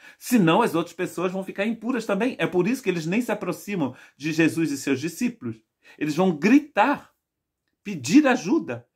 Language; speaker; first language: Portuguese; native; Portuguese